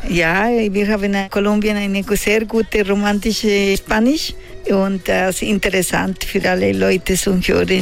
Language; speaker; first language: German; non-native, learner; Spanish